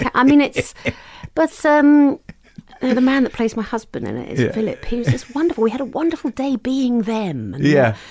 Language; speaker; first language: English; native; English